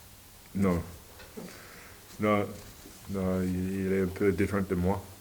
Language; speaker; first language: French; non-native, learner; English